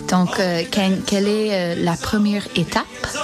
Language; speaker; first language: French; non-native, fluent; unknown